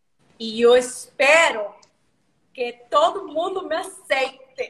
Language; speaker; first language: Portuguese; non-native, learner; Spanish